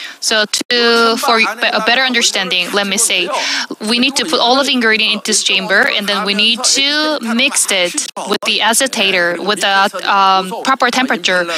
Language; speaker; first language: English; non-native, fluent; Korean